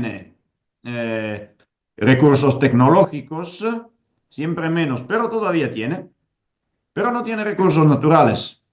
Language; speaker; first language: Spanish; non-native, fluent; Italian